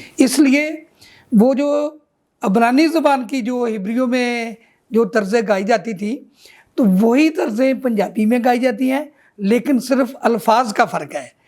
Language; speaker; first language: Urdu; non-native, local second language; Punjabi